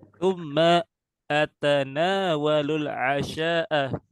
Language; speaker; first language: Arabic; non-native, fluent; Indonesian